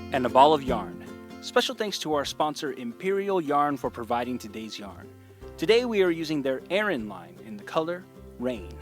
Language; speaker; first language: English; native; English